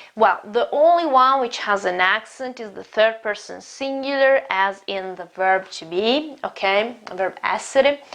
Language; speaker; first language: English; non-native, fluent; Italian